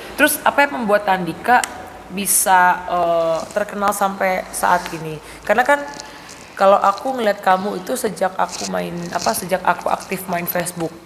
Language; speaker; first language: Indonesian; native; Indonesian